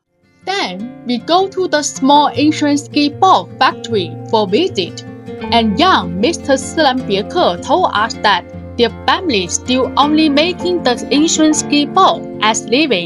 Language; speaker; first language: English; non-native, learner; Chinese